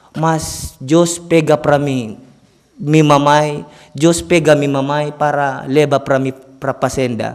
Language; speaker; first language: Portuguese; non-native, learner; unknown